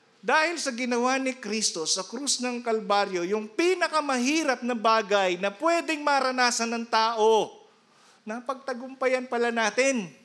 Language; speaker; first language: Filipino; non-native, local second language; Bikol